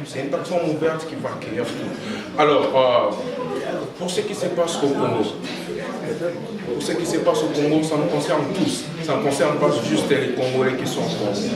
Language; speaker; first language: French; non-native, local second language; Lingala